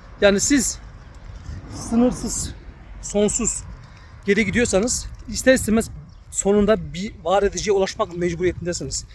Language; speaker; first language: Turkish; early bilingual, heritage; Turkish